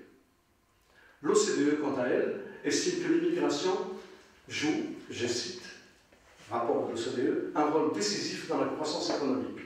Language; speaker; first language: French; non-native, local second language; Arabic